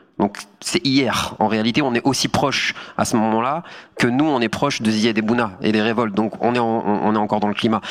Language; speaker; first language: French; native; French